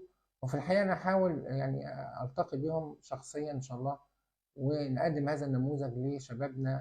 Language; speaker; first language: Arabic; native; Arabic